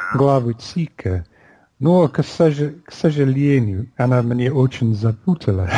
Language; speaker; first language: Russian; non-native, fluent; English